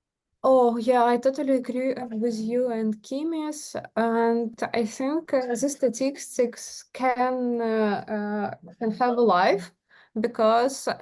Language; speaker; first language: English; non-native, learner; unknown